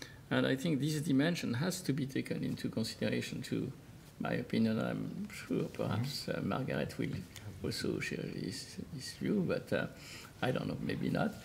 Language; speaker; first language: English; non-native, fluent; French